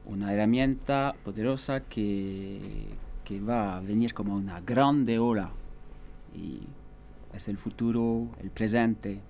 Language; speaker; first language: Spanish; non-native, fluent; French